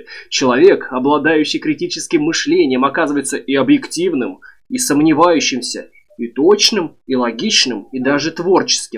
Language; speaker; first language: Russian; native; Russian